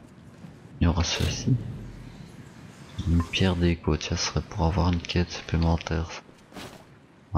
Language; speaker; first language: French; native; French